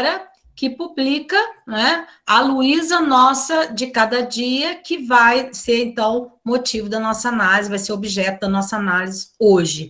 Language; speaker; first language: Portuguese; native; Portuguese